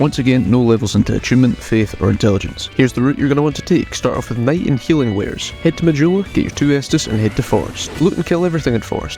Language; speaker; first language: English; native; English